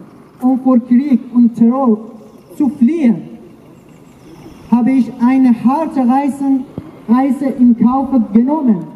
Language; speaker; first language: German; non-native, learner; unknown